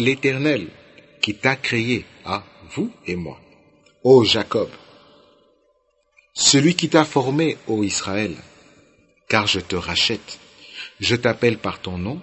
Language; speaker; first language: French; non-native, local second language; Lingala